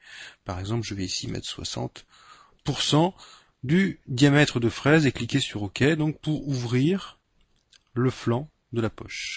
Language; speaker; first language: French; native; French